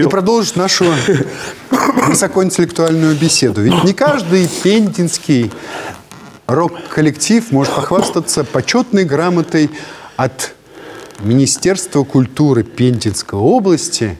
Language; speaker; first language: Russian; native; Russian